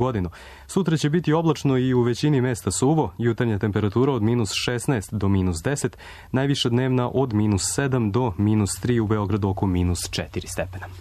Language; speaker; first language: Croatian; native; Croatian